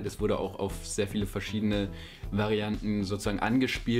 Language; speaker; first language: German; native; German